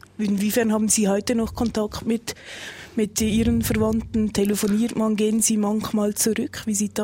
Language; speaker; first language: German; native; German